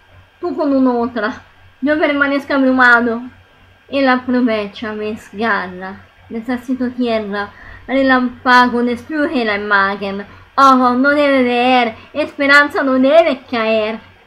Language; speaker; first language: Spanish; non-native, learner; Italian